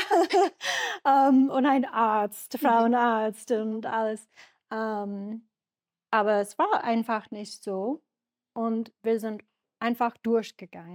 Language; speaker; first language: German; non-native, learner; English